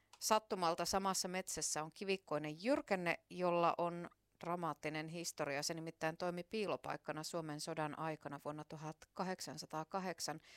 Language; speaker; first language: Finnish; native; Finnish